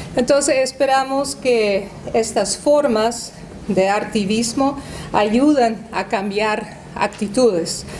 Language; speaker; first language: Spanish; non-native, fluent; Dutch